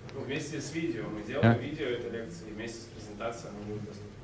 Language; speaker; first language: Russian; native; Russian